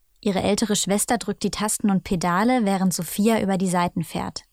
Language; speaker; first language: German; native; German